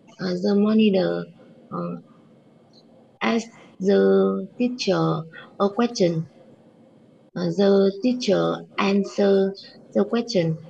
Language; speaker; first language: English; non-native, learner; Vietnamese